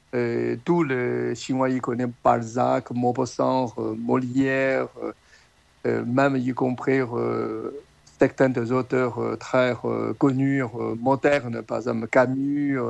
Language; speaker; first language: French; non-native, learner; Chinese